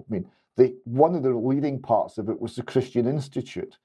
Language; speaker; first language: English; native; English